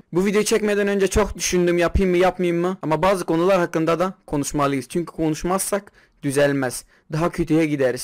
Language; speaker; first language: Turkish; non-native, local second language; Kurdish